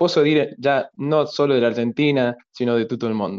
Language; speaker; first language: Italian; non-native, learner; Spanish